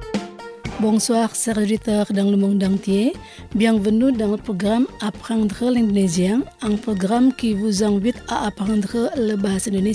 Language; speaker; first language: French; non-native, fluent; Indonesian